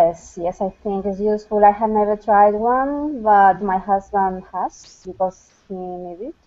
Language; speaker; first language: English; non-native, fluent; Spanish